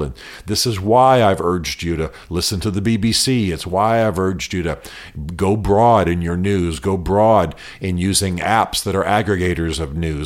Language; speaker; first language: English; native; English